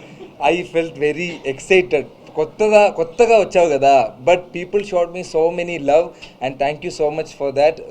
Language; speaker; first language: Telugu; non-native, learner; Malayalam